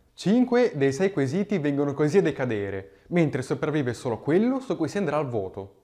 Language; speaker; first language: Italian; native; Italian